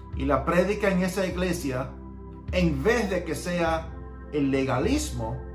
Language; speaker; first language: Spanish; early bilingual, heritage; Spanish